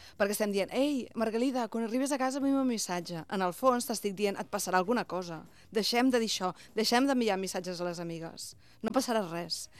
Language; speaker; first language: Catalan; native; Catalan